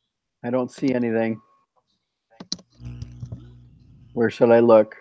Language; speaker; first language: English; native; English